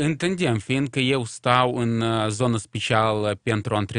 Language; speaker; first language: Romanian; non-native, local second language; Russian